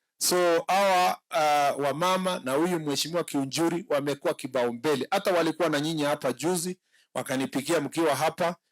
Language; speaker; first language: Swahili; non-native, local second language; Kalenjin